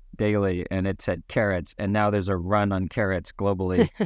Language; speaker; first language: English; native; English